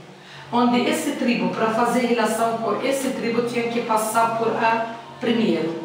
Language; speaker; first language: Portuguese; non-native, learner; Arabic